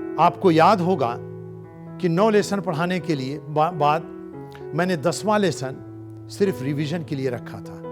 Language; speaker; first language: Hindi; native; Hindi